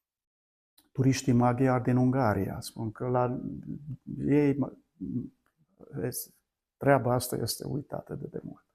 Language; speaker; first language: Romanian; non-native, local second language; Hungarian